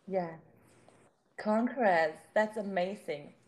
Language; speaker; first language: English; non-native, fluent; German